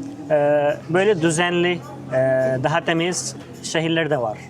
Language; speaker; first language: Turkish; non-native, fluent; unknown